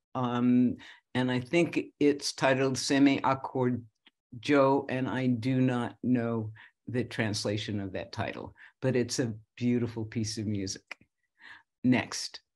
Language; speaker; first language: English; native; English